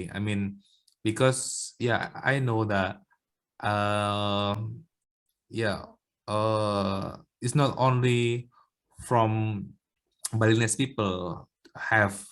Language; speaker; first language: English; non-native, learner; Indonesian